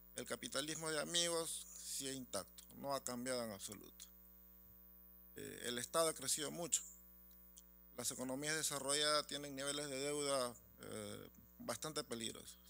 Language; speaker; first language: Spanish; native; Spanish